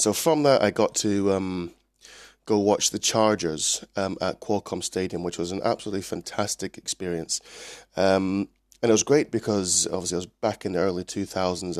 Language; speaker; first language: English; native; English